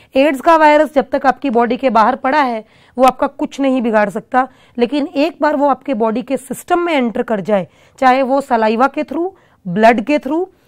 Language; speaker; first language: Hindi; non-native, local second language; Punjabi